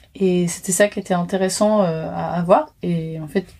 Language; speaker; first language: French; native; French